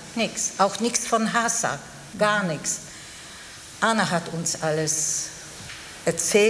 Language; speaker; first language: German; non-native, fluent; Polish